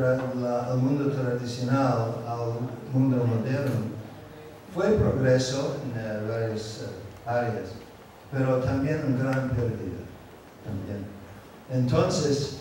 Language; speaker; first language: Spanish; non-native, fluent; English